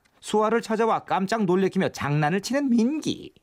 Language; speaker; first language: Korean; native; Korean